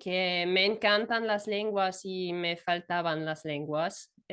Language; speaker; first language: Spanish; non-native, fluent; German